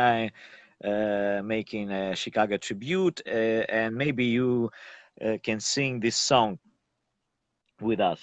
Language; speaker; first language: English; non-native, learner; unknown